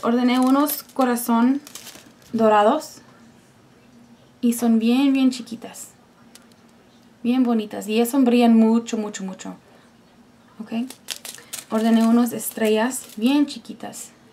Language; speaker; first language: Spanish; non-native, fluent; English